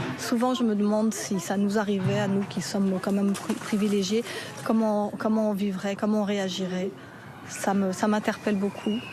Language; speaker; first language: French; native; French